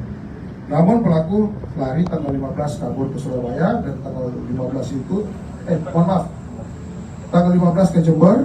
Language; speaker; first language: Indonesian; native; Indonesian